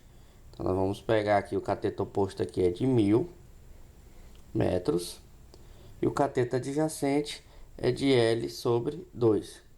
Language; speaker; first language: Portuguese; native; Portuguese